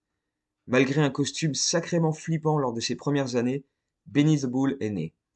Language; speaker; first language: French; native; French